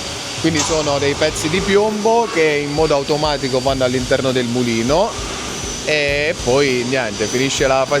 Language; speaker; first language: Italian; native; Italian